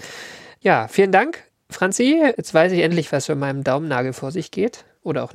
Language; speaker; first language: German; native; German